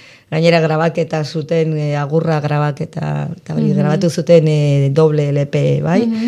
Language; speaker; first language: Basque; non-native, local second language; Spanish